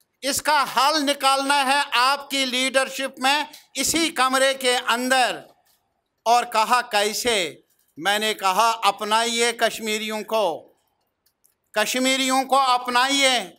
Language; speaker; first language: Urdu; native; Urdu